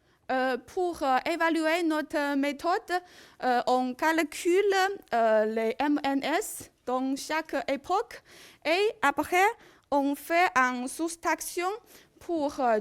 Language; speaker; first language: French; non-native, learner; Chinese